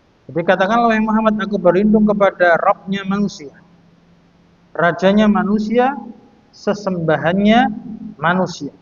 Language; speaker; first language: Indonesian; native; Indonesian